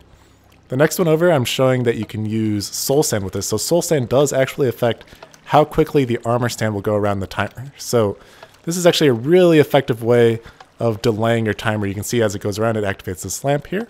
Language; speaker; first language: English; native; English